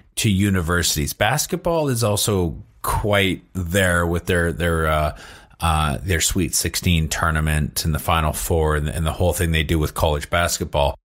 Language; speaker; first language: English; native; English